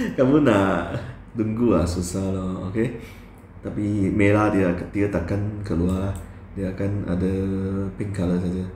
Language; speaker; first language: Malay; non-native, local second language; Chinese